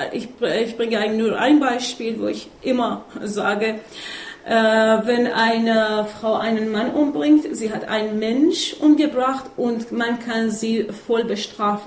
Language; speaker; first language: German; non-native, fluent; Persian